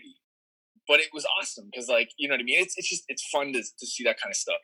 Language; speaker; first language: English; native; English